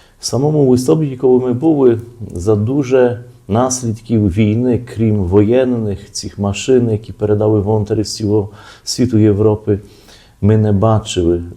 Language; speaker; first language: Ukrainian; early bilingual, heritage; Ukrainian